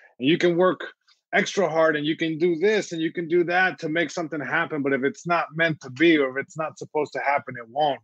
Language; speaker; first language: English; early bilingual, other home language; Spanish